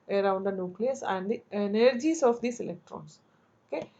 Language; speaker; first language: English; non-native, local second language; Malayalam